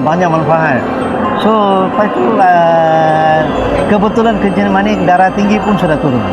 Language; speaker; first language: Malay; non-native, local second language; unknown